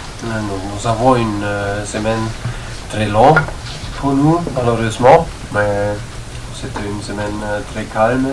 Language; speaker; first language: French; non-native, fluent; German